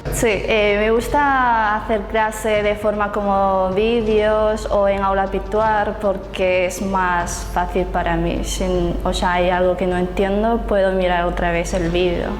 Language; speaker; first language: Spanish; non-native, learner; Chinese